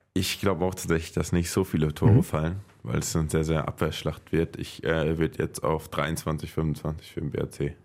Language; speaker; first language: German; native; German